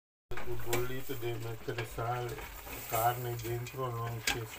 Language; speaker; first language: Italian; non-native, learner; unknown